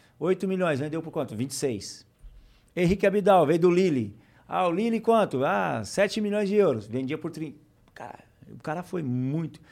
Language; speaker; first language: Portuguese; native; Portuguese